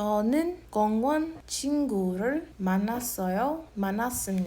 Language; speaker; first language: Korean; non-native, fluent; English